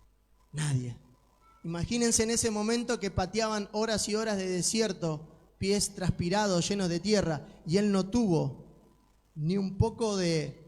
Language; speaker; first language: Spanish; native; Spanish